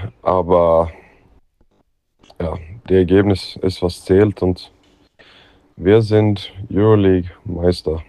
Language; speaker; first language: German; non-native, learner; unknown